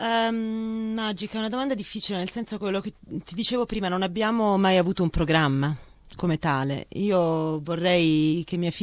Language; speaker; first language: Italian; native; Italian